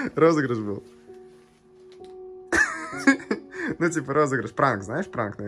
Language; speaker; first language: Russian; native; Russian